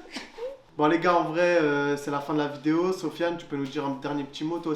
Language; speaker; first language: French; native; French